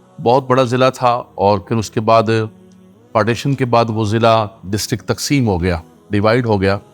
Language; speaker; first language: Urdu; non-native, local second language; Gujari